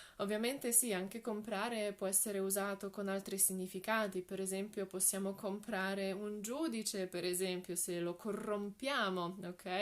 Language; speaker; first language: Italian; non-native, fluent; Polish